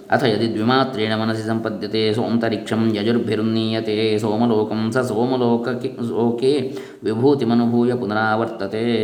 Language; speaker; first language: Hindi; non-native, local second language; Kannada